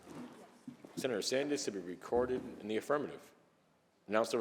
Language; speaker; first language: English; native; English